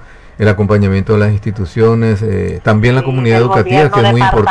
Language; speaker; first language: Spanish; native; Spanish